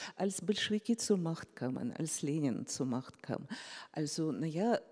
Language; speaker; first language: German; non-native, fluent; Russian